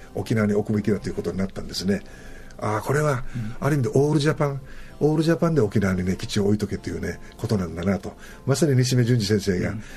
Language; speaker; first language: Japanese; native; Japanese